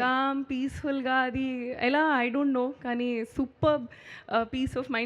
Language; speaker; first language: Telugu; non-native, local second language; Hindi